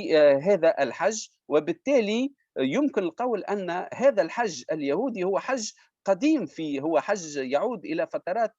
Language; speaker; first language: Arabic; native; Arabic